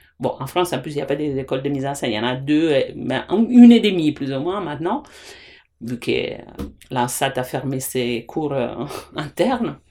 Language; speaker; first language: French; non-native, fluent; Italian